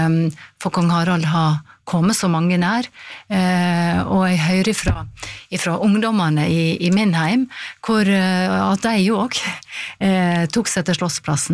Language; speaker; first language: Norwegian; native; Norwegian